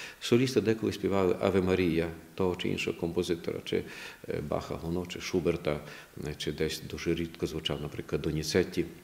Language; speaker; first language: Ukrainian; native; Ukrainian